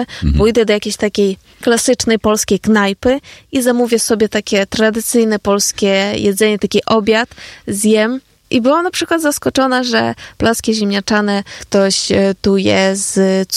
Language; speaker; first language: Polish; non-native, fluent; Ukrainian